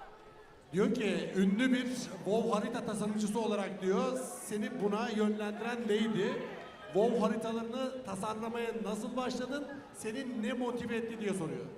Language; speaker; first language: Turkish; native; Turkish